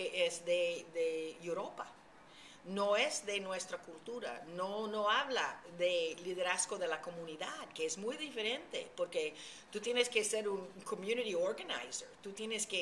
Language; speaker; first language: Spanish; early bilingual, heritage; Spanish